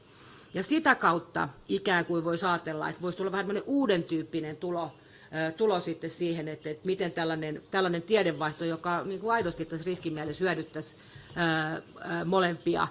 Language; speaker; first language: Finnish; native; Finnish